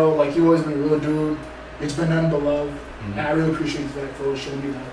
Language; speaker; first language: English; native; English